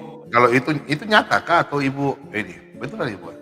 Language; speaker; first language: Indonesian; native; Indonesian